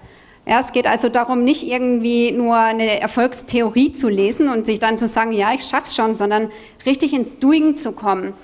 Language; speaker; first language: German; native; German